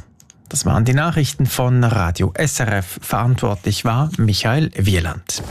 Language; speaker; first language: German; native; German